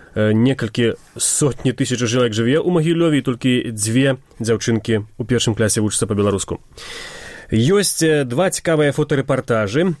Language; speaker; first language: Belarusian; native; Belarusian